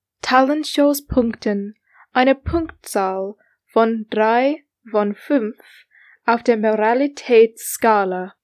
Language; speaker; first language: German; non-native, learner; English